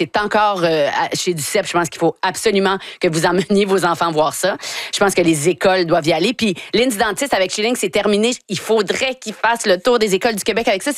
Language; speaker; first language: French; native; French